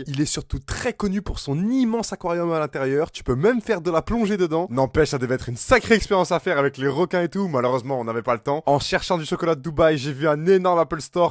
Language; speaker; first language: French; native; French